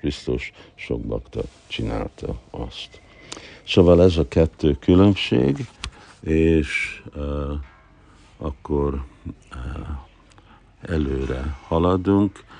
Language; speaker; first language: Hungarian; early bilingual, heritage; Hungarian